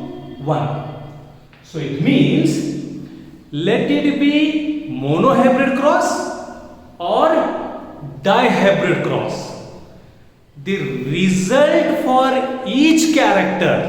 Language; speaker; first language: English; non-native, local second language; Hindi